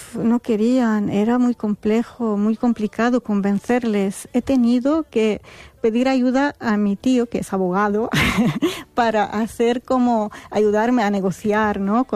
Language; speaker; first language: Spanish; non-native, fluent; Arabic